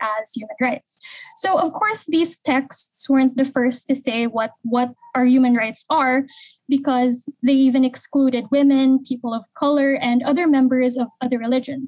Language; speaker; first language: English; non-native, local second language; Hiligaynon